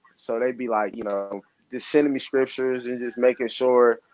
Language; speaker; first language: English; native; English